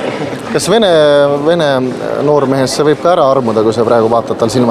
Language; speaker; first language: Estonian; native; Estonian